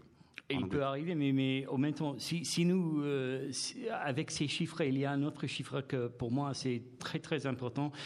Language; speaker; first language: French; non-native, fluent; English